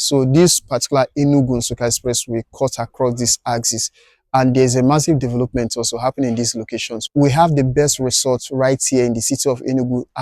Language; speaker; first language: English; non-native, local second language; Igbo